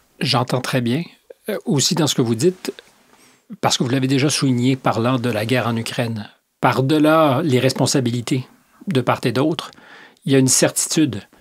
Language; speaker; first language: French; native; French